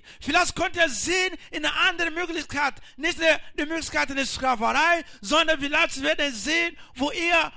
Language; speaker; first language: German; non-native, learner; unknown